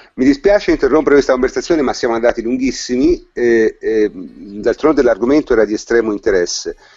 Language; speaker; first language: Italian; native; Italian